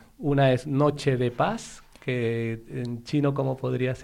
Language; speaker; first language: Spanish; native; Spanish